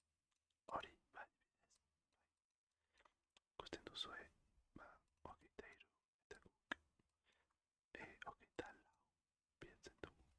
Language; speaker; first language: Basque; non-native, learner; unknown